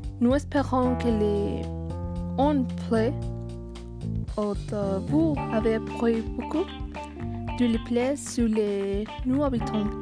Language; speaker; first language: French; non-native, learner; Spanish